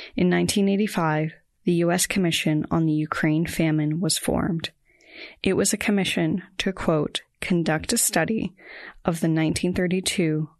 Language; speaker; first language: English; native; English